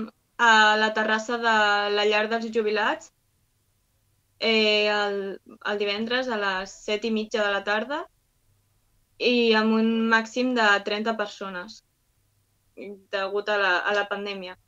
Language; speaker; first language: Catalan; non-native, local second language; Spanish